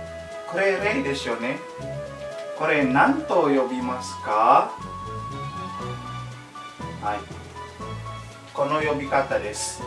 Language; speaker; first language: Japanese; non-native, learner; Indonesian